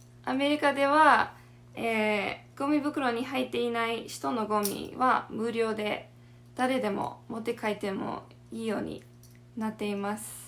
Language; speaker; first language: Japanese; non-native, fluent; English